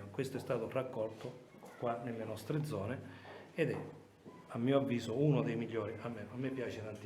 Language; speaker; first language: Italian; native; Italian